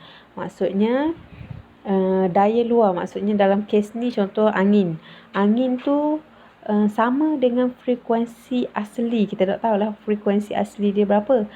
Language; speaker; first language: Malay; native; Malay